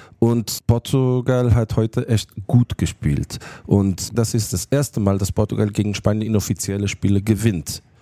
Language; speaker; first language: German; non-native, learner; Portuguese